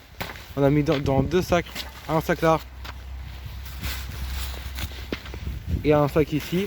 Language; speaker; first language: French; native; French